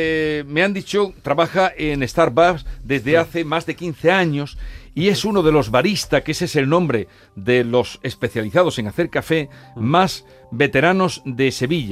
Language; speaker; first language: Spanish; native; Spanish